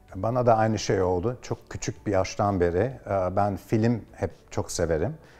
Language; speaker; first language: Turkish; early bilingual, heritage; Turkish